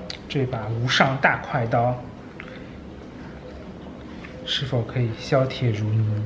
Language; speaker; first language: Chinese; native; Chinese